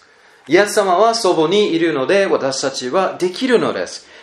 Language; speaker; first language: Japanese; non-native, learner; English